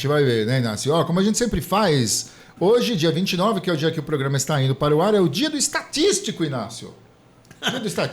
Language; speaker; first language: Portuguese; native; Portuguese